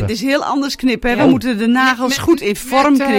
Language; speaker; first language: Dutch; native; Dutch